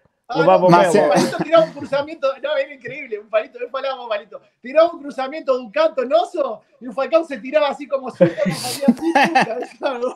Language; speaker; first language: Portuguese; non-native, fluent; Spanish